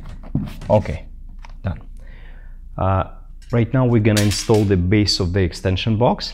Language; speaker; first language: English; non-native, fluent; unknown